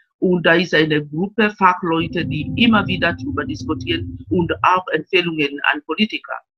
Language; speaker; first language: German; non-native, fluent; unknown